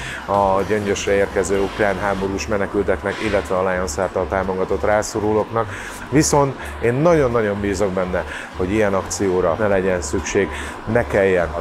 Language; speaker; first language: Hungarian; native; Hungarian